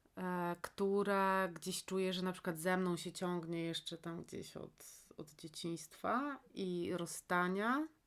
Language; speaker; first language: Polish; native; Polish